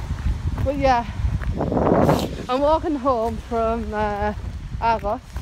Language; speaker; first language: English; native; English